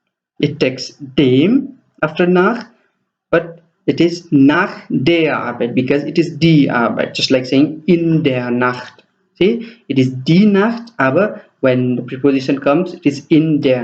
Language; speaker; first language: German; non-native, fluent; Nepali